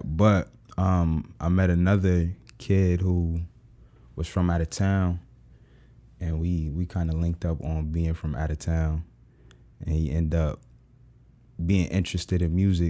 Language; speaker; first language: English; native; English